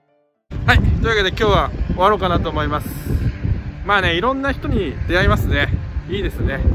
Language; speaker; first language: Japanese; native; Japanese